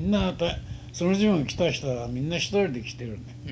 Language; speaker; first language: Japanese; native; Japanese